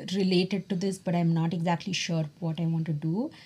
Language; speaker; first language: English; non-native, local second language; Tamil